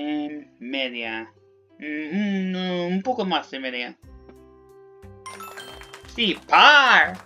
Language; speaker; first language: Spanish; non-native, learner; English